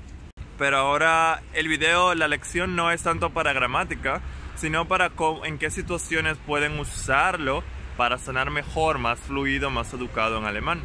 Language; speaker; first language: Spanish; non-native, fluent; German